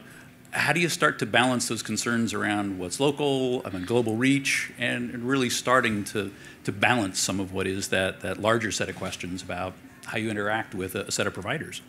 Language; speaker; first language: English; native; English